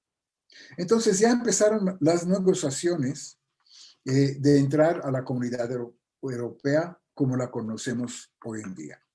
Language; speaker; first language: Spanish; non-native, fluent; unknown